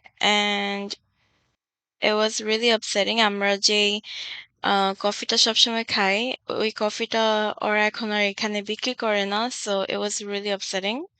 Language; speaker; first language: Bangla; early bilingual, heritage; Bangla